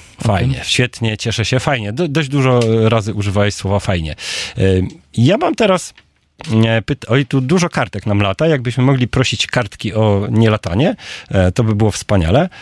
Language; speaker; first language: Polish; native; Polish